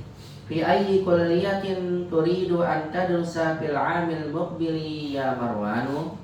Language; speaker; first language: Arabic; non-native, fluent; Indonesian